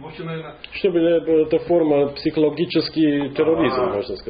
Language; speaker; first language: Russian; non-native, fluent; English